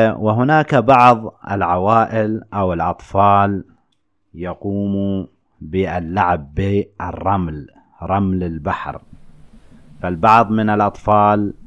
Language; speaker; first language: Arabic; native; Arabic